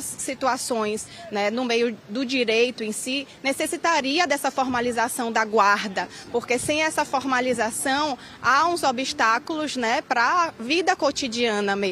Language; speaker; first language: Portuguese; native; Portuguese